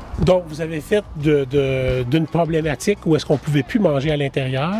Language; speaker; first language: French; native; French